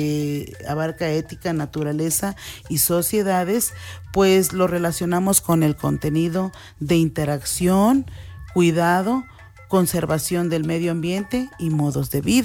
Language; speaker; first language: Spanish; native; Spanish